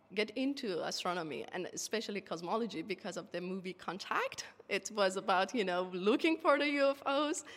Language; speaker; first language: English; non-native, fluent; Persian